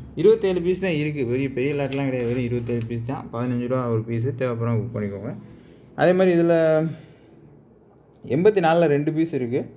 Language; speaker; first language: Tamil; native; Tamil